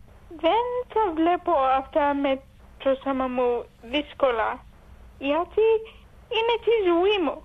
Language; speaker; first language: Greek; early bilingual, heritage; English